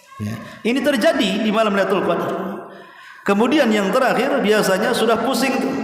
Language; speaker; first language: Malay; native; Malay